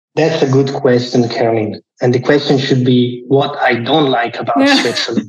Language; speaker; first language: English; non-native, fluent; Italian